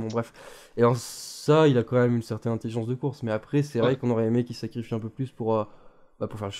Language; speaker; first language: French; native; French